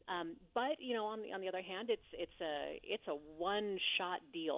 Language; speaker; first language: English; native; English